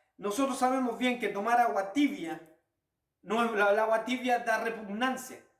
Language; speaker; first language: Spanish; native; Spanish